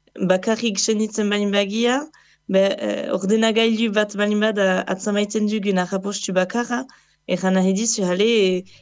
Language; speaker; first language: Basque; native; Basque